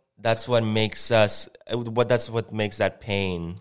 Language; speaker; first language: English; non-native, fluent; Spanish